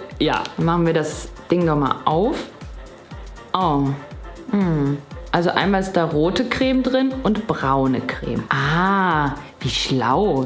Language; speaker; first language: German; early bilingual, other home language; Polish